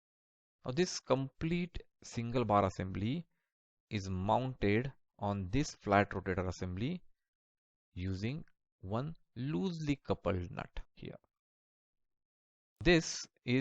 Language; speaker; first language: English; non-native, local second language; Marathi